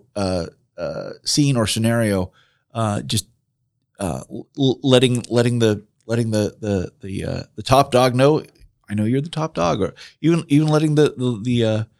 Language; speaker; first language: English; native; English